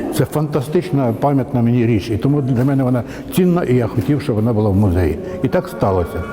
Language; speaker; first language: Ukrainian; native; Ukrainian